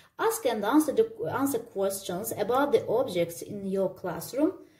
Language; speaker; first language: English; non-native, fluent; Azerbaijani